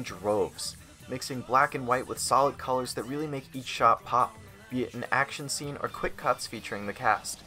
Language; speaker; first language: English; native; English